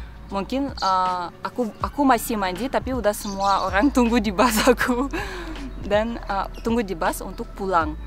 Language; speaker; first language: Indonesian; non-native, fluent; Russian